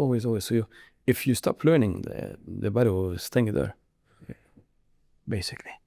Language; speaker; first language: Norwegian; non-native, learner; Arabic